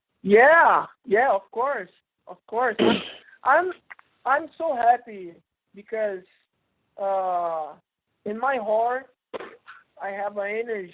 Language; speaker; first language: English; non-native, learner; Portuguese